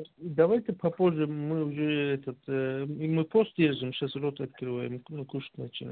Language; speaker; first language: Russian; non-native, learner; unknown